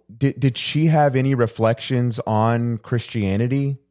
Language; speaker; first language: English; native; English